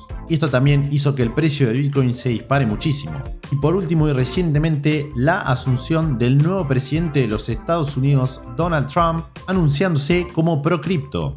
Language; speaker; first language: Spanish; native; Spanish